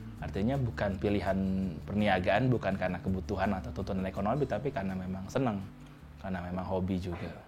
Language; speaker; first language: Indonesian; native; Indonesian